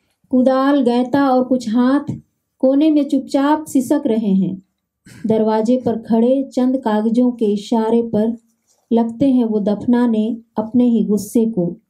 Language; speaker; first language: Hindi; non-native, local second language; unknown